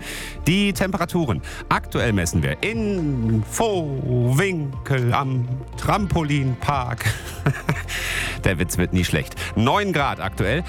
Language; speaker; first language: German; native; German